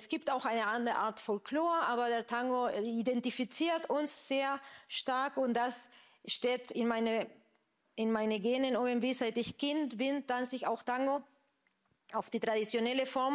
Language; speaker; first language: German; non-native, fluent; Spanish